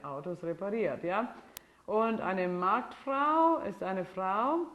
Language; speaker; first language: German; non-native, fluent; English